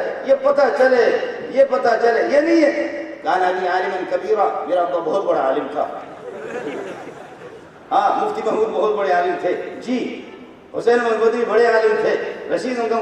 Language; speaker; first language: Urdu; non-native, local second language; Brahui